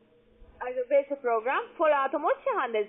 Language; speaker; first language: German; non-native, learner; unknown